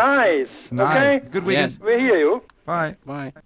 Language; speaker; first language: English; non-native, learner; Luxembourgish